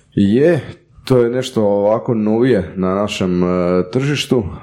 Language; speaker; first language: Croatian; native; Croatian